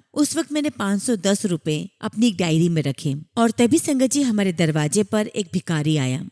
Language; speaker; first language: Hindi; native; Hindi